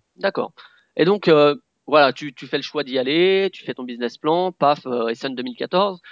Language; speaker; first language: French; native; French